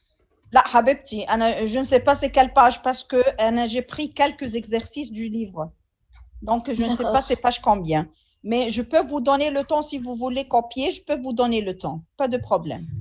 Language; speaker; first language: French; non-native, fluent; Arabic